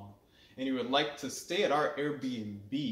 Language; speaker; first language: English; native; English